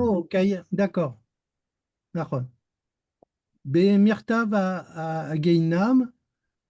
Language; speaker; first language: Hebrew; non-native, learner; French